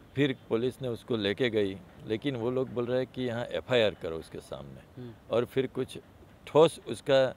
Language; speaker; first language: Hindi; non-native, local second language; Gujarati